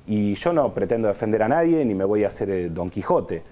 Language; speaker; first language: Spanish; native; Spanish